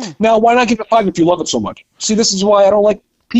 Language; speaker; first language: English; native; English